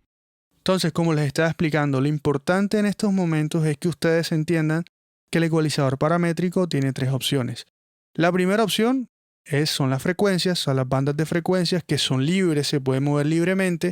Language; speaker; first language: Spanish; native; Spanish